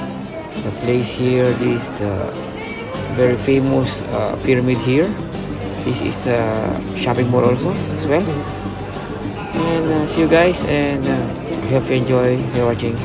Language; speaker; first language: English; non-native, local second language; Filipino